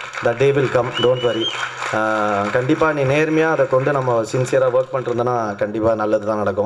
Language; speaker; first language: Tamil; native; Tamil